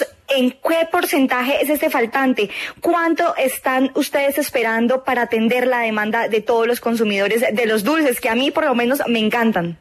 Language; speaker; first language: Spanish; native; Spanish